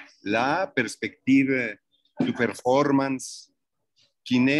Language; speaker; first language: French; non-native, fluent; Spanish